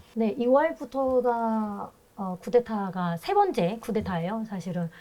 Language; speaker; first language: Korean; non-native, fluent; Burmese